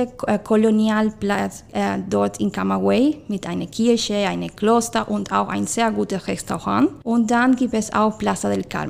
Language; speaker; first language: German; non-native, fluent; Spanish